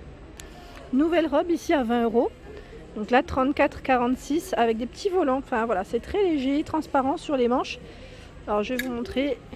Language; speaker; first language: French; native; French